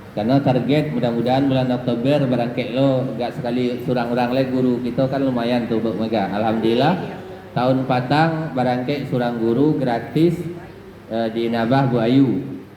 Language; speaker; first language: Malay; non-native, local second language; Minangkabau